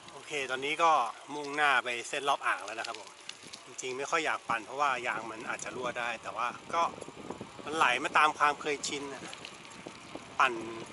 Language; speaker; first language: Thai; native; Thai